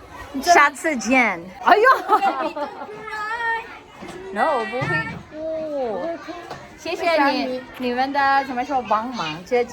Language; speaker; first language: Chinese; non-native, learner; Filipino